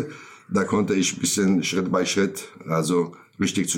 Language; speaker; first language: German; non-native, learner; Kurdish